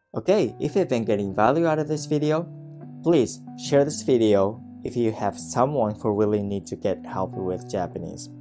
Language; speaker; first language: English; non-native, fluent; Japanese